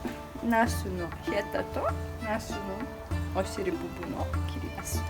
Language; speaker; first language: Japanese; non-native, fluent; Serbian